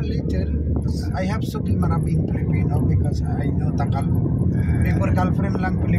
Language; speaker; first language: Filipino; non-native, learner; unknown